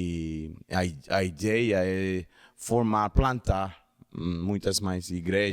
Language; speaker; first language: Portuguese; non-native, learner; Spanish